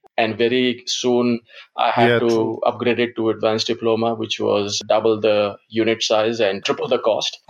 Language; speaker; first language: English; non-native, local second language; Gujarati